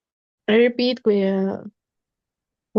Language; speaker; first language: English; non-native, learner; Spanish